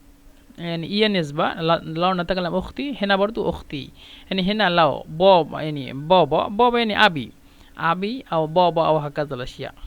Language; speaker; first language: Arabic; non-native, fluent; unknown